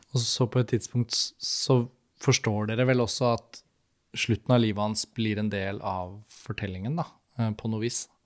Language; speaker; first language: Norwegian; native; Norwegian